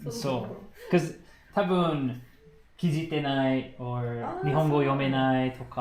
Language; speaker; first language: Japanese; non-native, learner; English